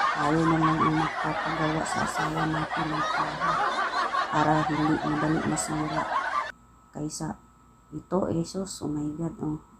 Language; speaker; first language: Filipino; non-native, local second language; Cebuano